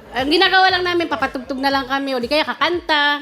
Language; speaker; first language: Filipino; native; Filipino